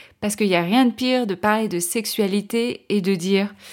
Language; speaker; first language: French; native; French